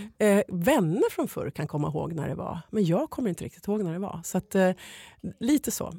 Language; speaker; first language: Swedish; native; Swedish